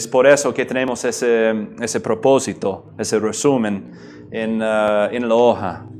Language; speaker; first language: Spanish; non-native, fluent; English